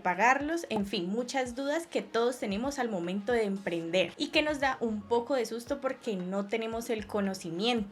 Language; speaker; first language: Spanish; native; Spanish